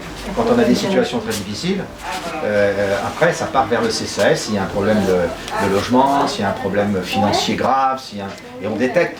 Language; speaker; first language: French; native; French